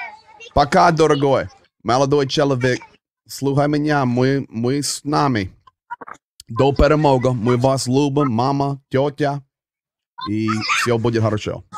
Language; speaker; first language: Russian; non-native, learner; English